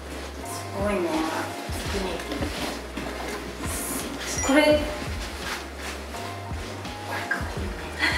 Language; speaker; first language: Japanese; native; Japanese